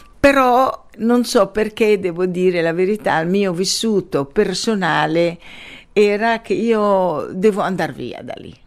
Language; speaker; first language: Italian; non-native, fluent; Arabic